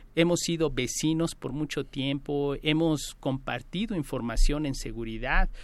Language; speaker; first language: Spanish; native; Spanish